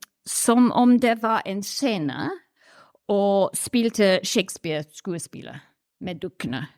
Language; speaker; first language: Norwegian; non-native, fluent; English